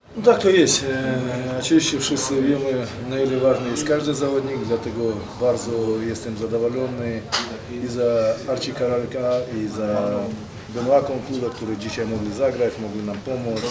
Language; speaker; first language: Polish; non-native, fluent; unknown